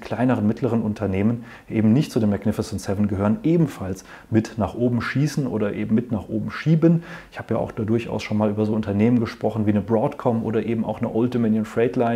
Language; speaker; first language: German; native; German